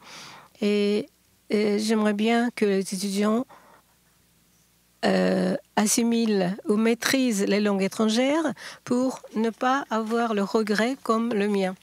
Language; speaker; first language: French; non-native, learner; Japanese